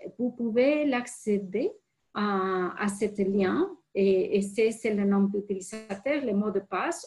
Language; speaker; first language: French; non-native, fluent; Spanish